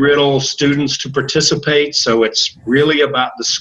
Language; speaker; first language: English; native; English